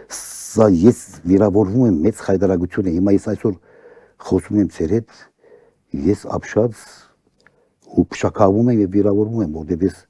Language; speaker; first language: Armenian; early bilingual, heritage; Armenian